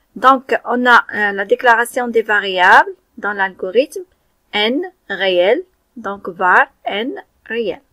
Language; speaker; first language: French; non-native, local second language; Arabic